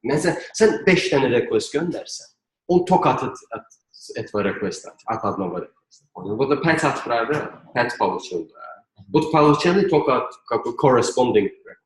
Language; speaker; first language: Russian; non-native, local second language; Azerbaijani